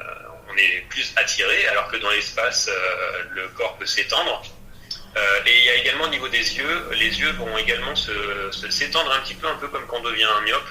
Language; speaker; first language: French; native; French